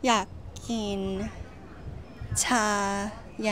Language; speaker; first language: Thai; non-native, learner; Cantonese